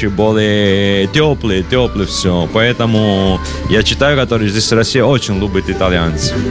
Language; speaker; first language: Russian; non-native, learner; Italian